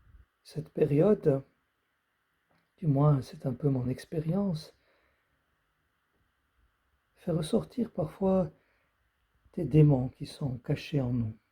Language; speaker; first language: French; native; French